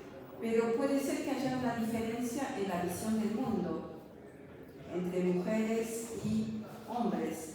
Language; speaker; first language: Spanish; non-native, fluent; French